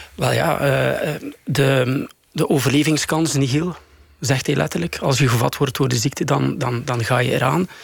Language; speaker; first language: Dutch; native; Dutch